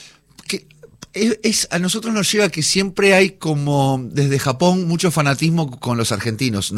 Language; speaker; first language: Spanish; native; Spanish